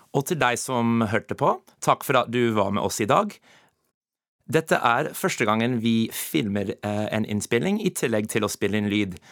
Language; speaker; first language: Norwegian; non-native, fluent; English